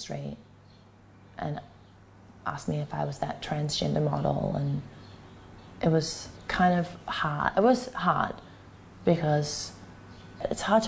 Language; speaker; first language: English; native; English